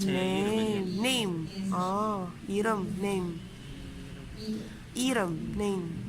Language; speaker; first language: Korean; non-native, learner; Malay